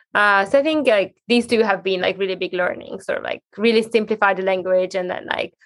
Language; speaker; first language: English; non-native, fluent; Hungarian